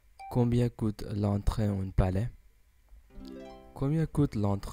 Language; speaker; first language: French; non-native, learner; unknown